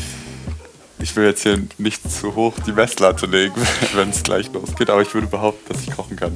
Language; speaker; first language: German; native; German